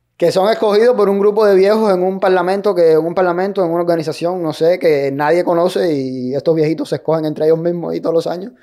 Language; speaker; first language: Spanish; native; Spanish